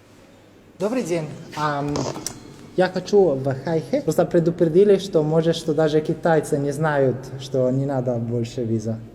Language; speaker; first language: Russian; non-native, fluent; Italian